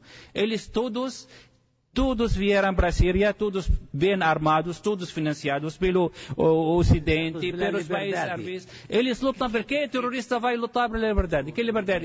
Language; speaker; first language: Portuguese; non-native, fluent; Arabic